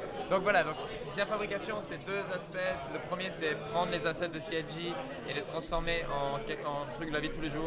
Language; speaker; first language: French; native; French